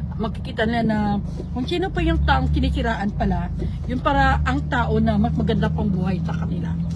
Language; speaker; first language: Filipino; native; Filipino